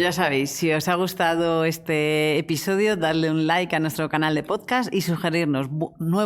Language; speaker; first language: Spanish; native; Spanish